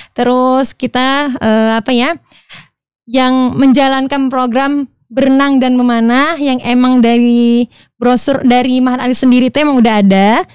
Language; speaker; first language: Indonesian; native; Indonesian